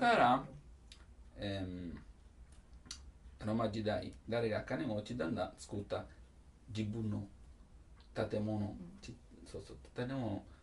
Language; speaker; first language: Japanese; non-native, learner; Italian